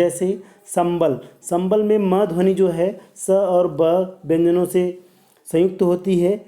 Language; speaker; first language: Hindi; native; Hindi